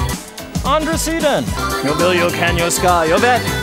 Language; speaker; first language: Swedish; non-native, learner; English